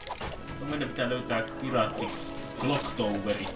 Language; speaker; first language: Finnish; native; Finnish